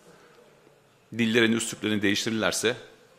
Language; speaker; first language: Turkish; native; Turkish